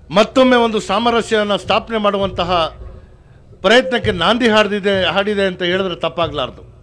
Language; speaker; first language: Kannada; non-native, local second language; Urdu